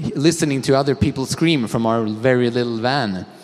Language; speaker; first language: English; non-native, fluent; Swedish